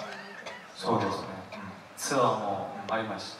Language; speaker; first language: Japanese; non-native, fluent; Korean